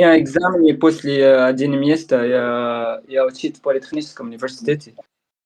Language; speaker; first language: Russian; non-native, learner; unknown